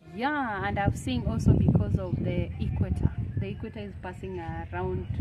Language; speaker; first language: English; non-native, local second language; Kalenjin